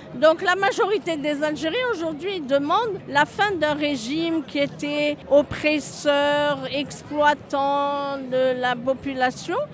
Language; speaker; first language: French; non-native, local second language; Arabic